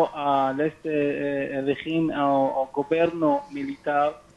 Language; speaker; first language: Spanish; non-native, learner; Hebrew